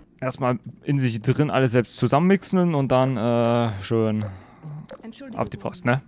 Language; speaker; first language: German; native; German